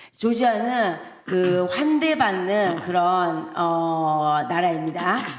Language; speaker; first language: Korean; native; Korean